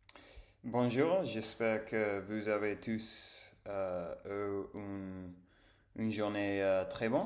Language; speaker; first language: French; non-native, learner; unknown